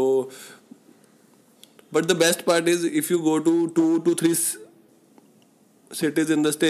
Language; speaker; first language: English; non-native, local second language; Punjabi